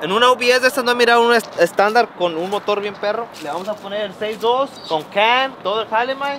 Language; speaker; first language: Spanish; early bilingual, other home language; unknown